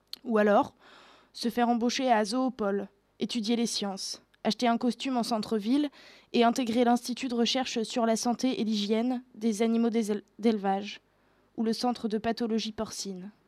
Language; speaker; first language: French; native; French